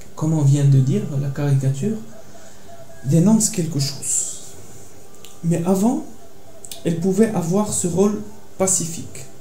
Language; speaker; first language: French; non-native, local second language; Arabic